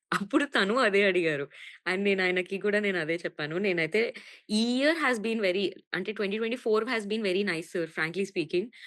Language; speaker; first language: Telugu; native; Telugu